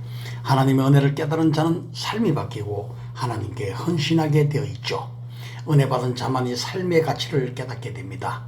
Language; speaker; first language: Korean; native; Korean